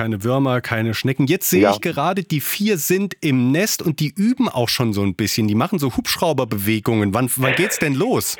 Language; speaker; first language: German; native; German